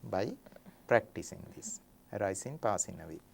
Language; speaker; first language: English; non-native, local second language; Sinhala